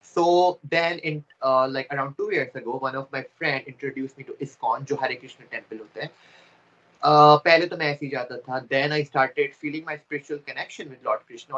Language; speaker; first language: Urdu; native; Urdu